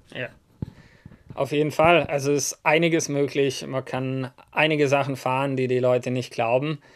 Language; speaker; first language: German; native; German